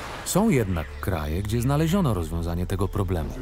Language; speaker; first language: Polish; native; Polish